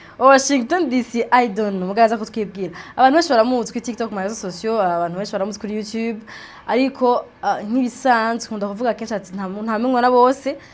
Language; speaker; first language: Rundi; native; Rundi